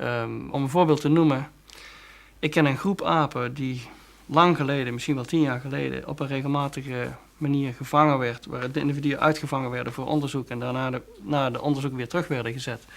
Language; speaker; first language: Dutch; native; Dutch